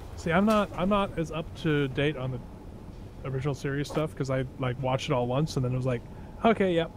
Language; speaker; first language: English; native; English